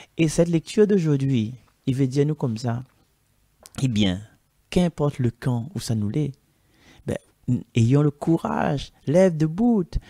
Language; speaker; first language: French; non-native, local second language; Malagasy